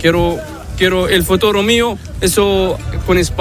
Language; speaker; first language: Spanish; non-native, learner; Arabic